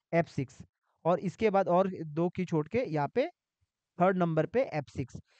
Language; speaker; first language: Hindi; native; Hindi